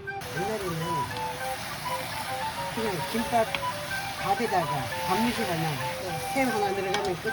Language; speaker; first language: Korean; native; Korean